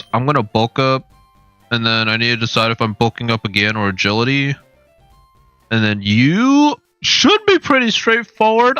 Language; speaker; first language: English; native; English